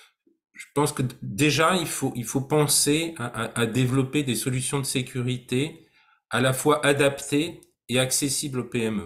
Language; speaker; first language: French; native; French